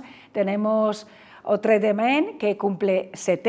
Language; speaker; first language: Spanish; native; Spanish